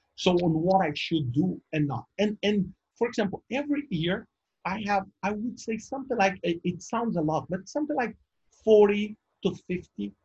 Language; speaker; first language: English; non-native, fluent; Portuguese